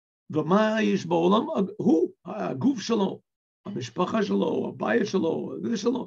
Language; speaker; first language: Hebrew; non-native, fluent; English